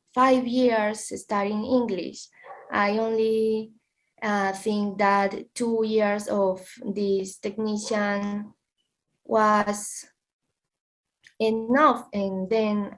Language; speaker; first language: English; non-native, learner; Spanish